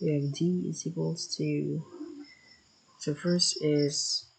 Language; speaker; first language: English; non-native, local second language; Filipino